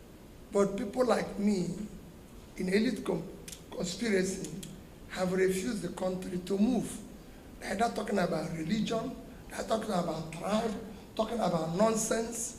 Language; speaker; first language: English; non-native, local second language; Igbo